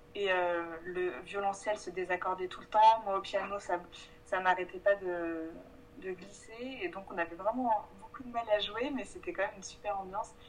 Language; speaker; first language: French; native; French